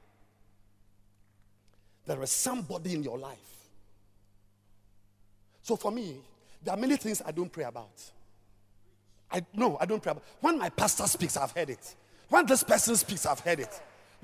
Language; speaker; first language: English; non-native, local second language; Ewe